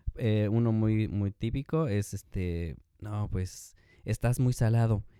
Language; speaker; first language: Spanish; native; Spanish